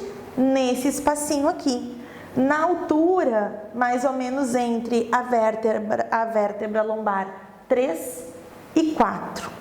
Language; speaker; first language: Portuguese; native; Portuguese